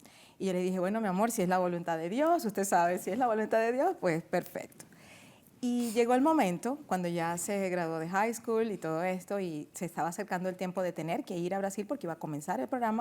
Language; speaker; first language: Spanish; native; Spanish